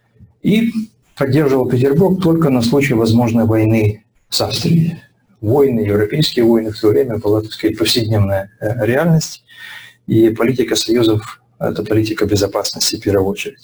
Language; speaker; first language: Russian; native; Russian